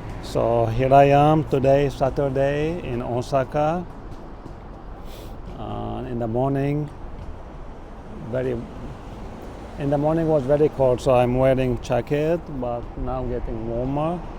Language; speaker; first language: English; non-native, learner; Arabic